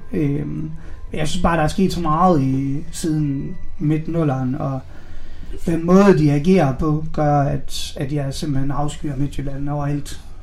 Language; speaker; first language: Danish; native; Danish